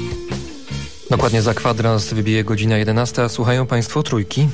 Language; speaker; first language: Polish; native; Polish